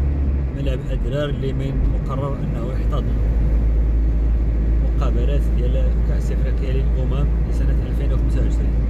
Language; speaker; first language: Arabic; native; Arabic